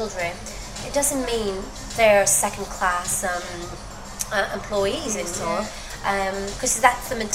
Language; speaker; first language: English; non-native, fluent; Greek